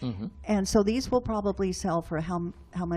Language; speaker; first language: English; native; English